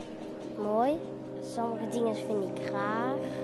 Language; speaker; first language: Dutch; non-native, learner; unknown